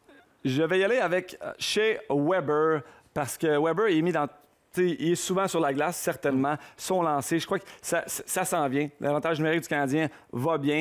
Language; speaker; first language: French; native; French